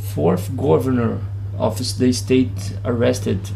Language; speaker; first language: English; non-native, fluent; Portuguese